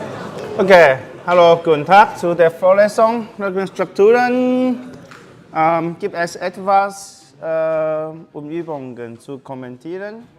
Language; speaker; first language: German; non-native, learner; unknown